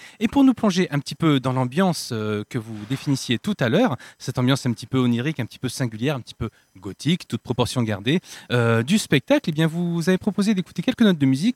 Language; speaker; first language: French; native; French